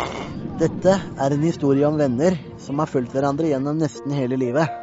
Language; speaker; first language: Norwegian; native; Norwegian